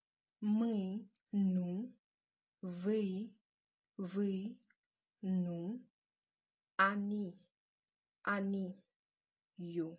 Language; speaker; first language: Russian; non-native, learner; Haitian Creole